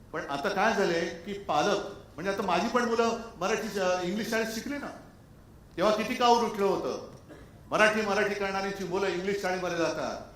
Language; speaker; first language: Marathi; native; Marathi